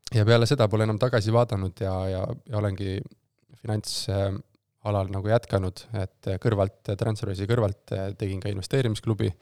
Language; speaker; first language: Estonian; native; Estonian